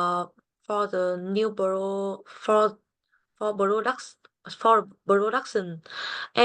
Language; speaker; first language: English; non-native, learner; Vietnamese